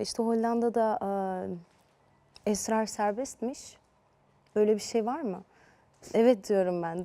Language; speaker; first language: Turkish; early bilingual, heritage; Turkish